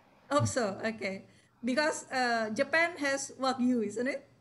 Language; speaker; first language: English; non-native, fluent; Indonesian